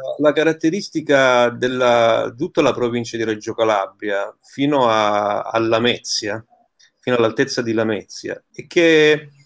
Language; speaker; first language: Italian; early bilingual, heritage; Italian